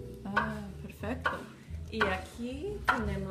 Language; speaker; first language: Spanish; non-native, learner; English